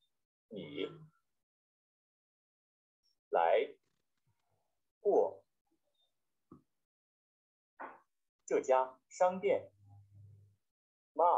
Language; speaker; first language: Chinese; non-native, learner; Vietnamese